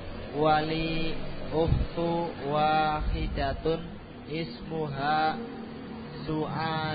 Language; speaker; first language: Arabic; non-native, learner; Indonesian